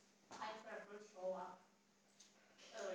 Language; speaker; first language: English; non-native, learner; Turkish